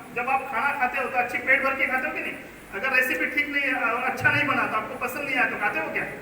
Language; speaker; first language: Hindi; non-native, local second language; Marathi